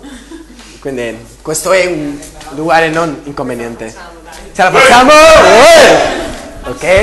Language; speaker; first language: Italian; non-native, learner; Spanish